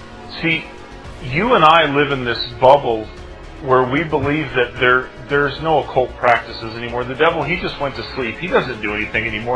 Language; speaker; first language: English; native; English